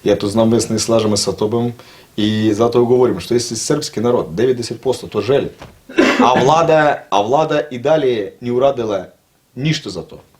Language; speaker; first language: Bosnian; non-native, learner; Russian